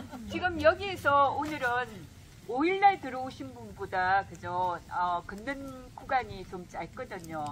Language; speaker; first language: Korean; native; Korean